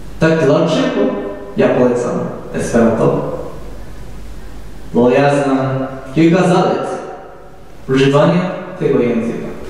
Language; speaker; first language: Polish; non-native, learner; Japanese